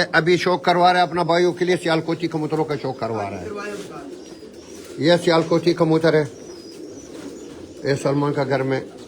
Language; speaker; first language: Hindi; non-native, learner; Arabic